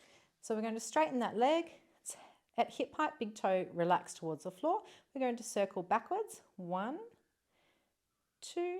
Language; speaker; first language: English; native; English